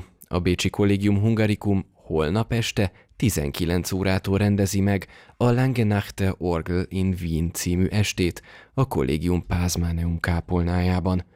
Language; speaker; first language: Hungarian; native; Hungarian